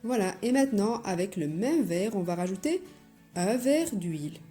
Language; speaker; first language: French; non-native, local second language; Arabic